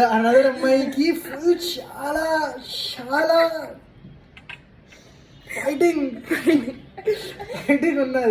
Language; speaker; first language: Telugu; non-native, learner; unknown